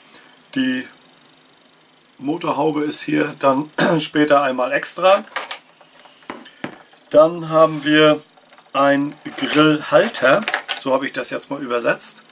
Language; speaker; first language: German; native; German